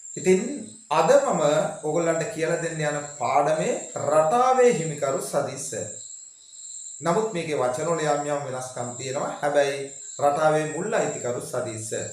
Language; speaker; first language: Sinhala; non-native, local second language; Tamil